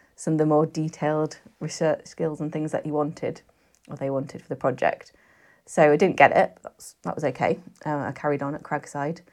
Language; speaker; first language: English; native; English